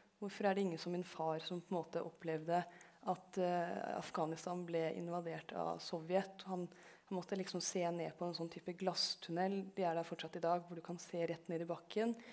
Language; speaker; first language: Norwegian; early bilingual, other home language; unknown